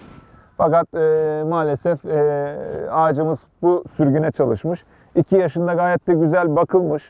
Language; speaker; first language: Turkish; native; Turkish